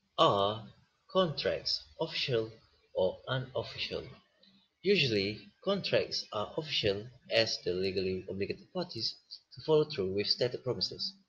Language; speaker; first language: English; non-native, local second language; Malay